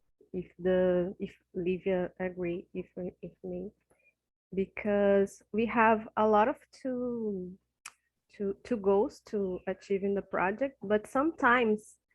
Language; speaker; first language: English; non-native, learner; Portuguese